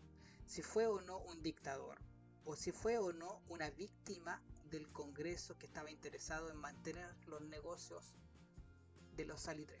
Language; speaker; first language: Spanish; native; Spanish